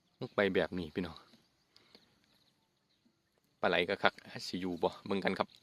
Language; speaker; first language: Thai; non-native, local second language; Northeastern Thai